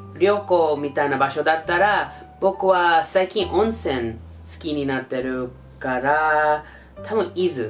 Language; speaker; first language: Japanese; non-native, fluent; English